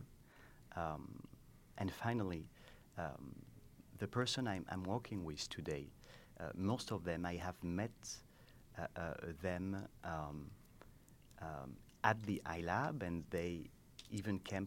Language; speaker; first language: English; non-native, fluent; French